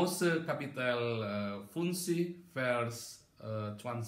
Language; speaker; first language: German; non-native, learner; Indonesian